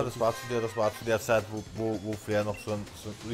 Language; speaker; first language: German; native; German